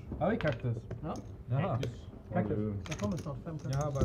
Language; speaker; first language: Swedish; native; Swedish